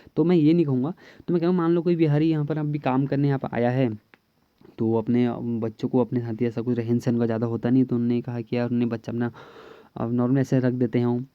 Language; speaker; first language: Hindi; native; Hindi